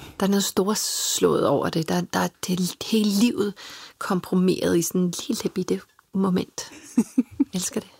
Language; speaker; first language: Danish; early bilingual, other home language; Serbian